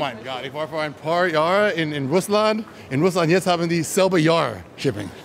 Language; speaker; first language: German; non-native, learner; English